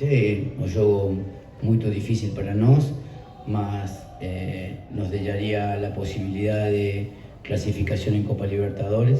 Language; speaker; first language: Portuguese; non-native, learner; Spanish